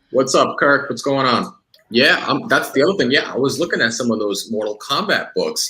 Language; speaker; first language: English; native; English